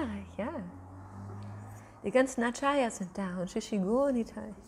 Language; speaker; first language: German; native; German